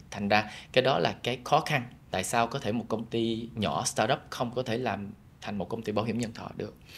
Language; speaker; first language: Vietnamese; early bilingual, heritage; Vietnamese